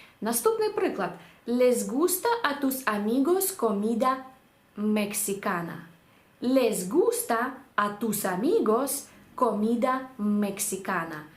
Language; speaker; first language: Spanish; non-native, fluent; Ukrainian